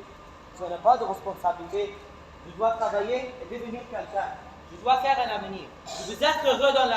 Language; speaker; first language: French; non-native, learner; Arabic